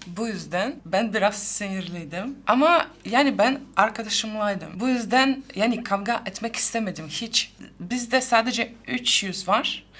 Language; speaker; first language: Turkish; non-native, fluent; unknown